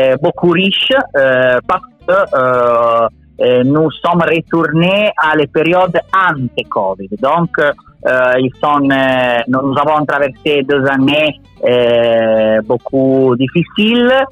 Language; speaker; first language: French; non-native, learner; Italian